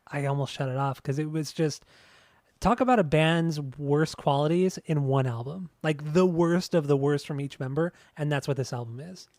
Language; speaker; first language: English; native; English